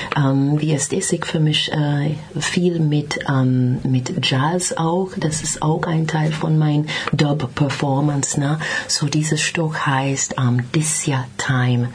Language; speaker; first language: German; non-native, learner; English